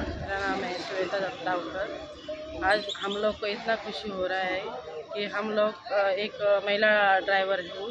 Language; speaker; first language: Hindi; non-native, local second language; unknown